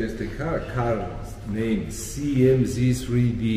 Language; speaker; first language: English; non-native, learner; Georgian